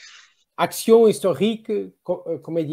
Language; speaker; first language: French; non-native, learner; Portuguese